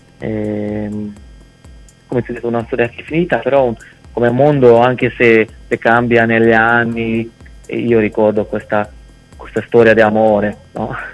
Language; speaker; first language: Italian; non-native, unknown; Hungarian